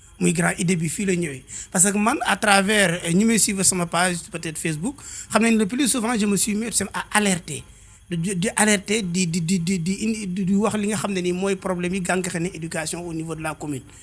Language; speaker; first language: Wolof; native; Wolof